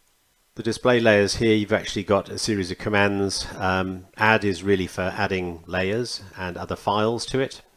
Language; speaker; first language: English; native; English